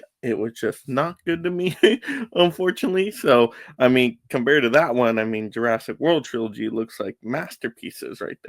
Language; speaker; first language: English; native; English